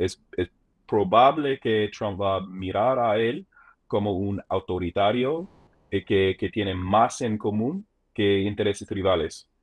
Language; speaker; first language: Spanish; non-native, fluent; English